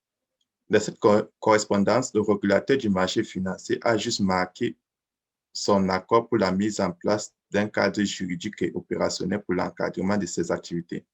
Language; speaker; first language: French; native; French